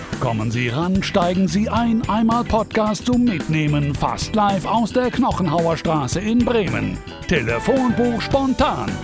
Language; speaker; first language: German; native; German